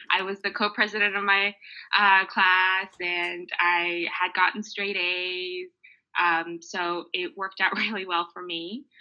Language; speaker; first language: English; early bilingual, other home language; Mongolian